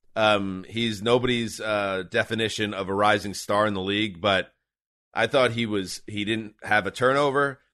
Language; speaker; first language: English; native; English